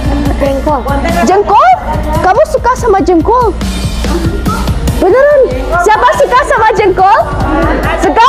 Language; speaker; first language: Indonesian; non-native, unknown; German